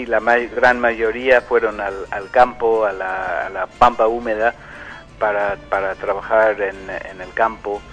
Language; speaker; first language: Spanish; non-native, fluent; English